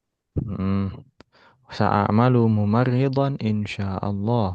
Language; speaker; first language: Arabic; non-native, fluent; Indonesian